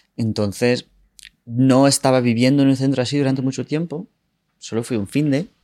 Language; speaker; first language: Spanish; non-native, fluent; English